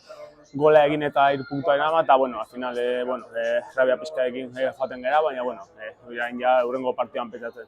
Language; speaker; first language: Basque; native; Basque